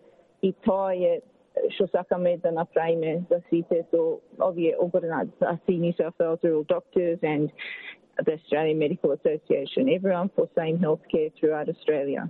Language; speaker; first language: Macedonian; early bilingual, heritage; Macedonian